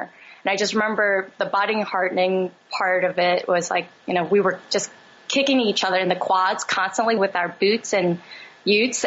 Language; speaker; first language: English; native; English